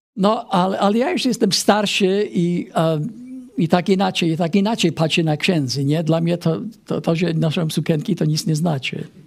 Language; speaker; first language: Polish; non-native, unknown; English